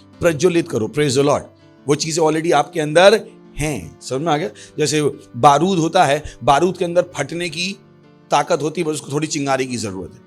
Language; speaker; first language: Hindi; native; Hindi